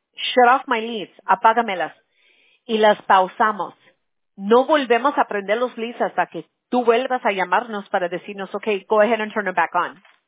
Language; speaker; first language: Spanish; early bilingual, heritage; Spanish